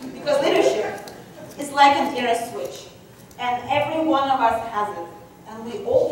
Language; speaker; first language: English; non-native, fluent; Russian